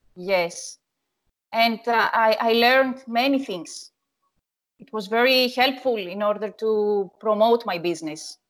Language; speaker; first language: English; non-native, learner; Greek